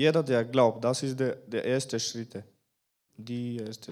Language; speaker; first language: German; non-native, fluent; Bulgarian